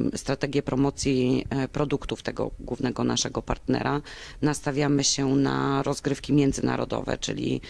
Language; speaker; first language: Polish; native; Polish